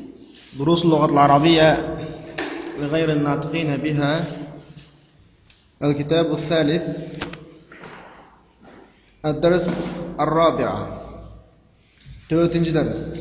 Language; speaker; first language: Arabic; non-native, fluent; Uyghur